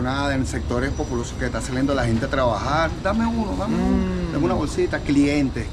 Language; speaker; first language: Spanish; native; Spanish